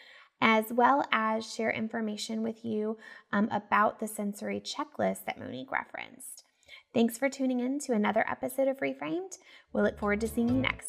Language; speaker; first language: English; native; English